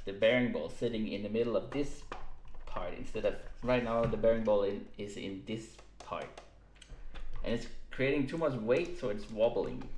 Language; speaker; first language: English; non-native, fluent; Danish